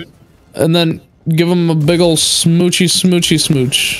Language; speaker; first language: English; native; English